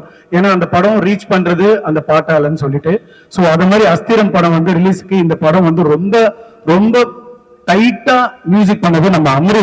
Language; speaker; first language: Tamil; native; Tamil